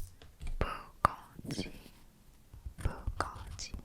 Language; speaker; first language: Chinese; non-native, learner; Korean